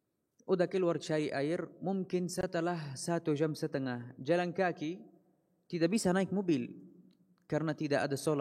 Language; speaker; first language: Indonesian; non-native, fluent; Arabic